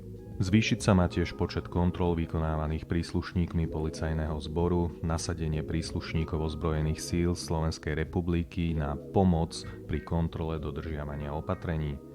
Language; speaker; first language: Slovak; native; Slovak